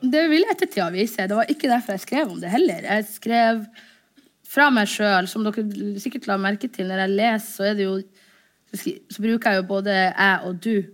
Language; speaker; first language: Norwegian; early bilingual, other home language; Somali